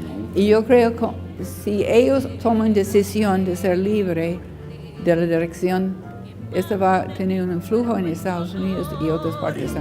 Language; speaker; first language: Spanish; non-native, learner; English